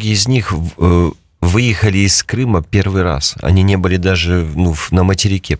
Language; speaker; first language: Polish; non-native, learner; Russian